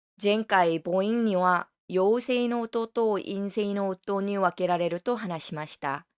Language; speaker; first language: Japanese; non-native, fluent; Korean